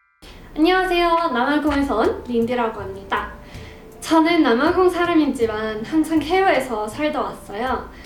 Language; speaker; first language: Korean; non-native, fluent; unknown